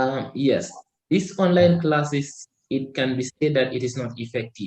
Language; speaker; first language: English; non-native, learner; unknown